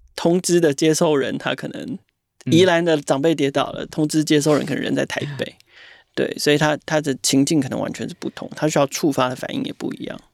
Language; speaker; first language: Chinese; native; Chinese